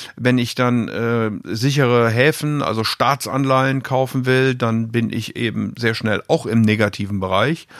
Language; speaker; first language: German; native; German